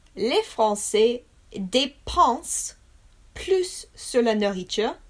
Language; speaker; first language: French; non-native, learner; English